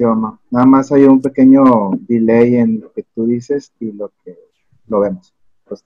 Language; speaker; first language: Spanish; native; Spanish